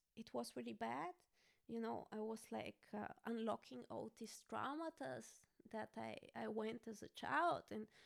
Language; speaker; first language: English; non-native, fluent; Bulgarian